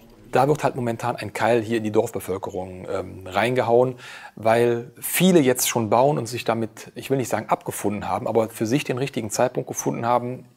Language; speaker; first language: German; native; German